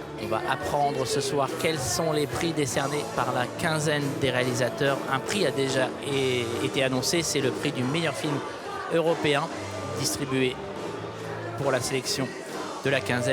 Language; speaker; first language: French; native; French